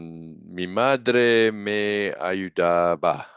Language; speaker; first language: Spanish; non-native, learner; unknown